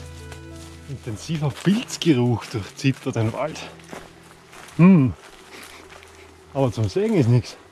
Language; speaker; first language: German; native; German